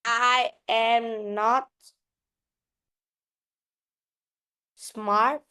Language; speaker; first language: English; non-native, learner; Vietnamese